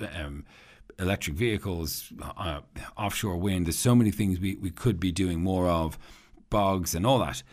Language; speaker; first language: English; native; English